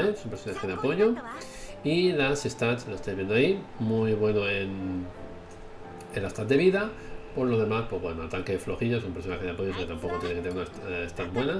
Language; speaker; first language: Spanish; native; Spanish